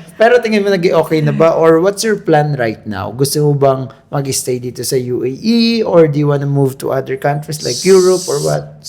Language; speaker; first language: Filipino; native; Filipino